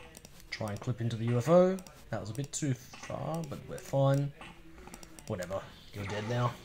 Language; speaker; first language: English; native; English